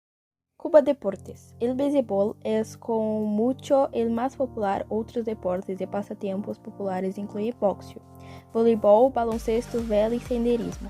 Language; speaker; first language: Spanish; non-native, learner; Portuguese